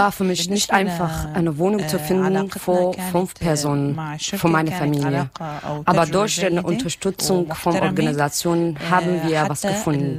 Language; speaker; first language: German; non-native, learner; Arabic